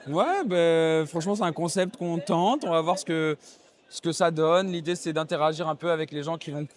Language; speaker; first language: French; native; French